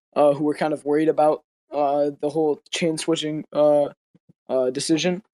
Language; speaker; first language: English; native; English